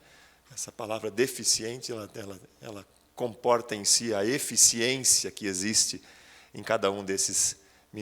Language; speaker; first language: Portuguese; native; Portuguese